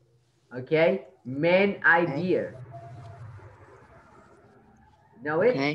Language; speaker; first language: English; non-native, learner; Vietnamese